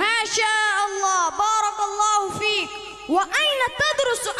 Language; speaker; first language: Arabic; non-native, learner; Urdu